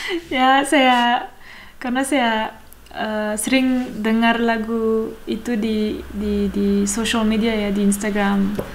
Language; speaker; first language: Indonesian; non-native, fluent; French